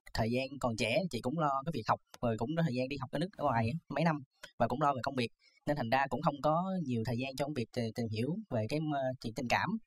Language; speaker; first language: Vietnamese; native; Vietnamese